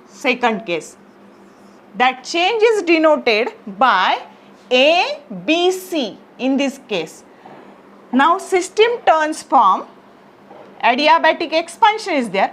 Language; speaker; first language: English; non-native, local second language; Marathi